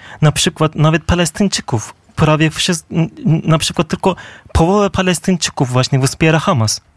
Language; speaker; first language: Polish; non-native, fluent; Turkish